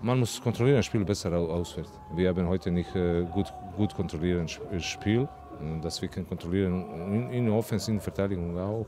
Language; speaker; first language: German; non-native, learner; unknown